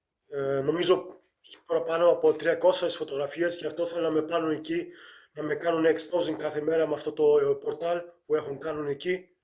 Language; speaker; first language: Greek; early bilingual, heritage; Greek